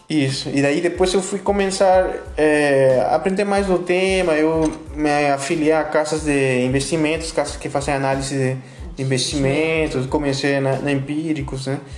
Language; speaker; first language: Portuguese; non-native, fluent; Spanish